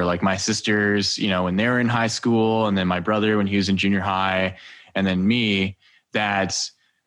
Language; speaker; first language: English; native; English